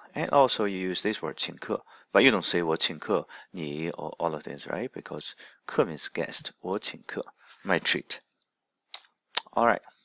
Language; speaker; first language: English; non-native, fluent; Chinese